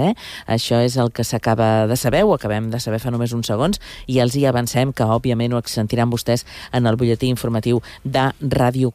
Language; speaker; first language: Catalan; native; Catalan